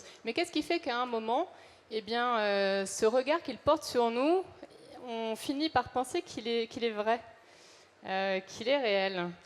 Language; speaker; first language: French; native; French